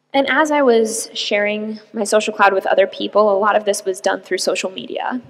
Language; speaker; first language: English; native; English